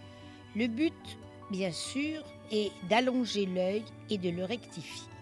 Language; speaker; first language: French; native; French